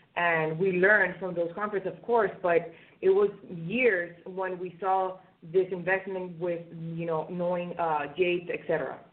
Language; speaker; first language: English; non-native, fluent; Spanish